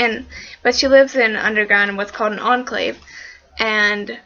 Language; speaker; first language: English; native; English